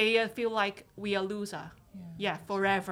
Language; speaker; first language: English; non-native, local second language; Cantonese